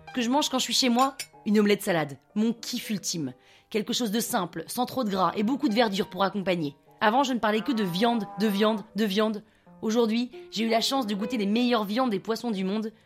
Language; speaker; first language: French; non-native, fluent; English